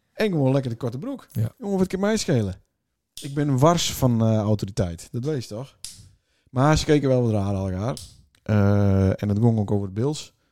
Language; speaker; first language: Dutch; native; Dutch